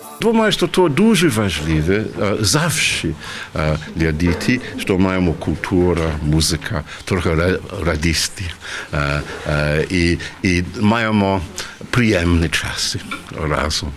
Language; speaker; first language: Ukrainian; non-native, learner; English